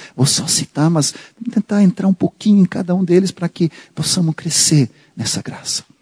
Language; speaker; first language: Portuguese; non-native, fluent; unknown